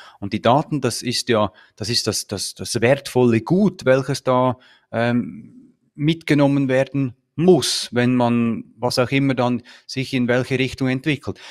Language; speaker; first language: German; native; German